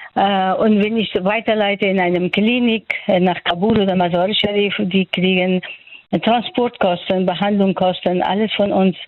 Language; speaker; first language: German; non-native, fluent; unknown